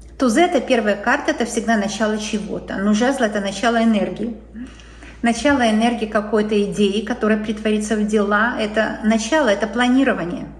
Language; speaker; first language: Russian; native; Russian